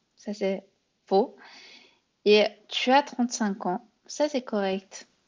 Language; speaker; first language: French; non-native, fluent; Persian